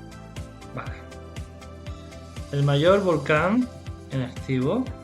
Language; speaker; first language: Spanish; non-native, fluent; English